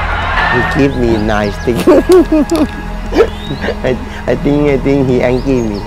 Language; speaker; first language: English; non-native, learner; Thai